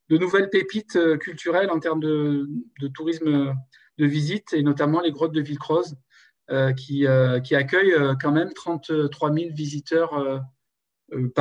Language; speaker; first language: French; native; French